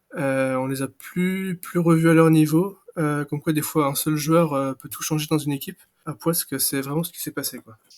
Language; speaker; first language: French; native; French